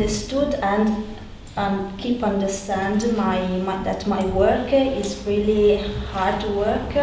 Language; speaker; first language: English; non-native, learner; Italian